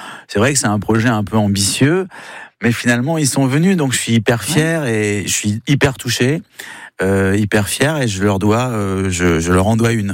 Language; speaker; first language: French; native; French